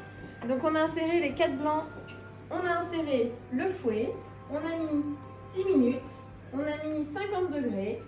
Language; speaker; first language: French; native; French